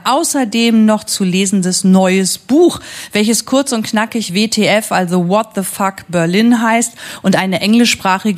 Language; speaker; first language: German; native; German